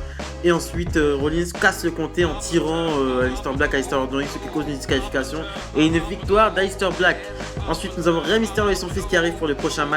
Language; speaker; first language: French; native; French